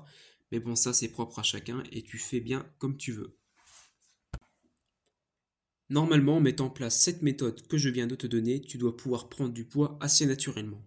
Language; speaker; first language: French; native; French